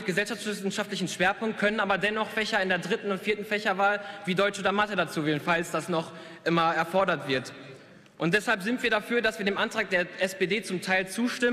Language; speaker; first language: German; native; German